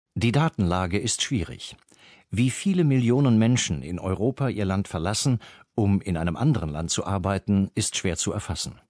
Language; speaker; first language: German; native; German